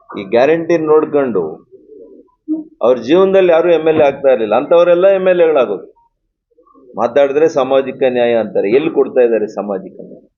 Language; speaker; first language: Kannada; native; Kannada